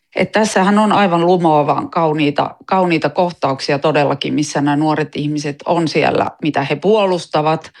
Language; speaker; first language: Finnish; native; Finnish